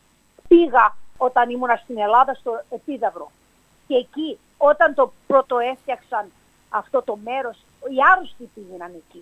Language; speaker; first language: Greek; early bilingual, heritage; English